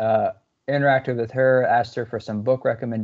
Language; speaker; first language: English; native; English